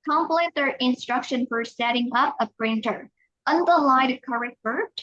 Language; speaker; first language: English; non-native, fluent; Vietnamese